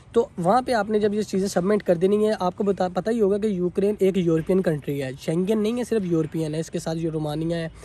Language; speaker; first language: Urdu; non-native, local second language; Punjabi